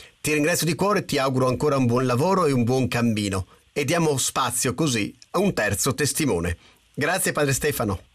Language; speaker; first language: Italian; native; Italian